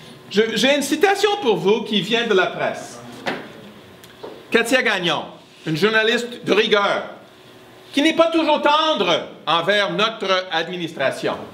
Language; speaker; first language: French; non-native, fluent; English